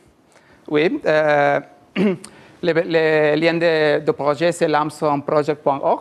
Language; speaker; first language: French; non-native, learner; Spanish